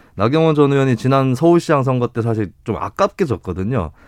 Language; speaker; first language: Korean; native; Korean